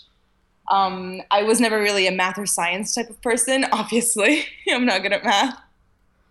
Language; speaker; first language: English; early bilingual, other home language; Arabic